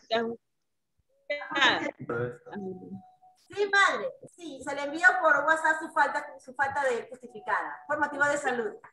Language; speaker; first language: Spanish; native; Spanish